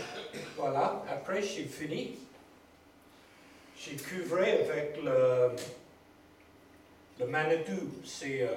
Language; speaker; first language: French; non-native, learner; English